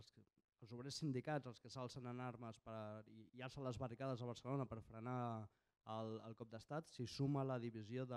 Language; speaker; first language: Catalan; native; Catalan